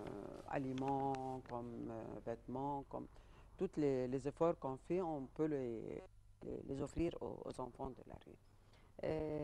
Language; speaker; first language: French; non-native, fluent; Arabic